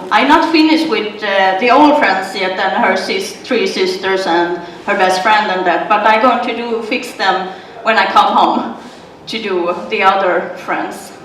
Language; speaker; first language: English; non-native, learner; Swedish